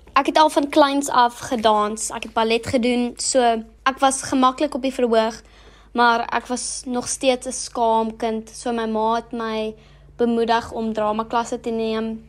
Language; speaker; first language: Afrikaans; non-native, local second language; English